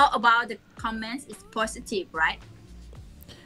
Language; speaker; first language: English; non-native, learner; Thai